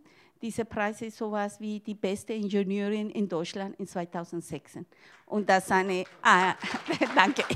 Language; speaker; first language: German; non-native, fluent; Spanish